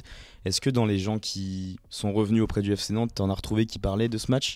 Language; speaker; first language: French; native; French